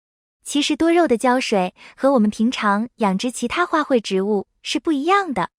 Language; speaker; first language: Chinese; native; Chinese